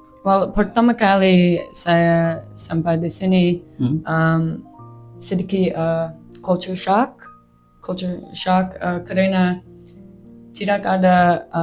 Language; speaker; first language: Indonesian; non-native, learner; English